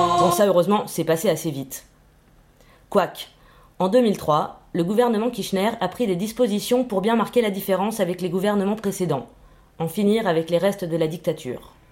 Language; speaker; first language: French; early bilingual, other home language; Spanish